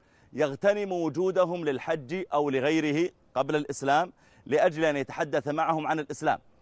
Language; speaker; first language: Arabic; native; Arabic